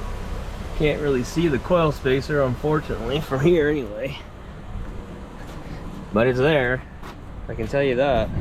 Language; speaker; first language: English; native; English